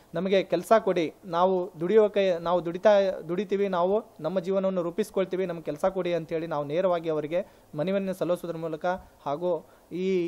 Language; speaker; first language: Kannada; non-native, local second language; Lambadi